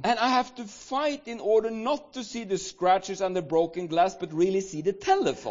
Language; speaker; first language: English; non-native, fluent; Swedish